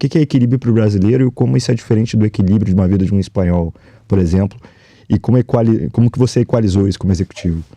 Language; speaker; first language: Portuguese; native; Portuguese